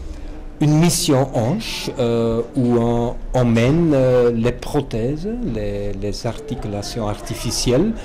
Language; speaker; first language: French; non-native, fluent; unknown